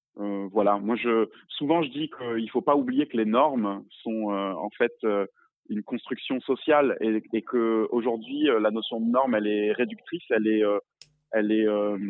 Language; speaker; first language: French; native; French